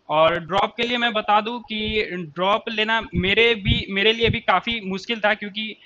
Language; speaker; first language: Hindi; native; Hindi